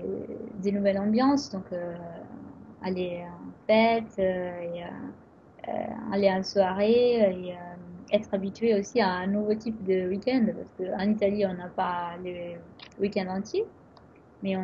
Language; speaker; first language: French; non-native, fluent; Italian